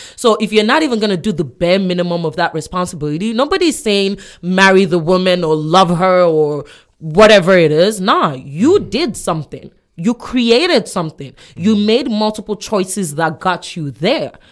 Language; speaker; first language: English; non-native, local second language; Yoruba